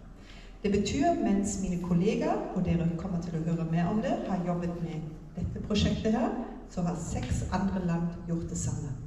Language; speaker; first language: Norwegian; non-native, fluent; German